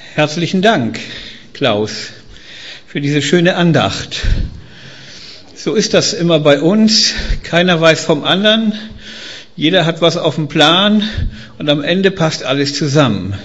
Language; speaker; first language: German; native; German